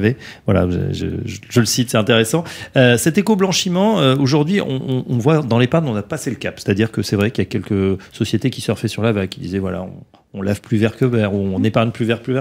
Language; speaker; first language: French; native; French